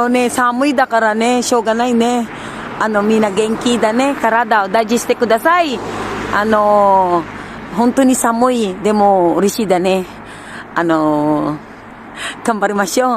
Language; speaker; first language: Japanese; non-native, learner; Filipino